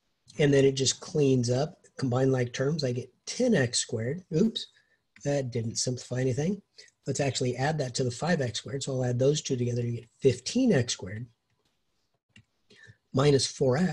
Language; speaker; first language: English; native; English